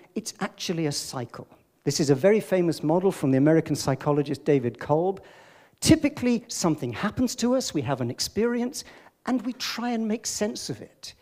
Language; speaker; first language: English; native; English